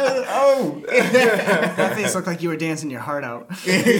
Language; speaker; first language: English; native; English